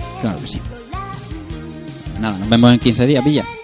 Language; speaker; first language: Spanish; native; Spanish